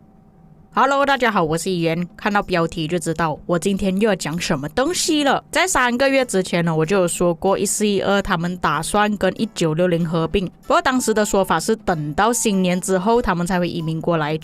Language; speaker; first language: Chinese; native; Chinese